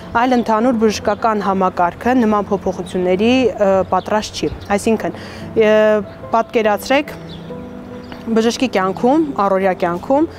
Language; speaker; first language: Armenian; native; Armenian